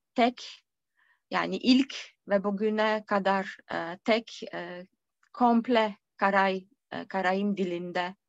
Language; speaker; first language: Turkish; non-native, fluent; Polish